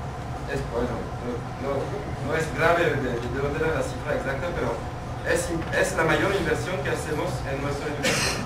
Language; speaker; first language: Spanish; non-native, fluent; French